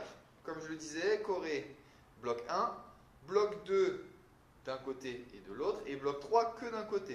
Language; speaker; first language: French; native; French